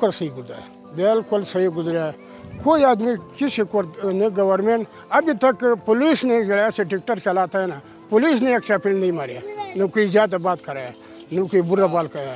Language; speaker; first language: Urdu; non-native, learner; Pashto